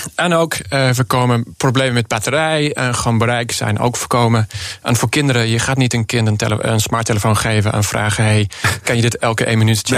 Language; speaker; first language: Dutch; non-native, learner; English